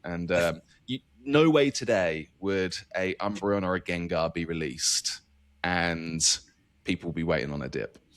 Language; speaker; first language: English; native; English